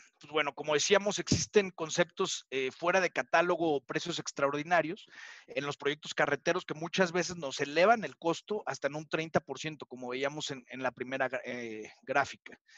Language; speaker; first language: Spanish; native; Spanish